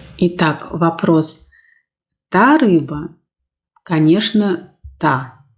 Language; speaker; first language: Russian; native; Russian